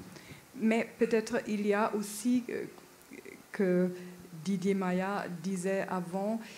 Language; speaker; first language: French; non-native, fluent; German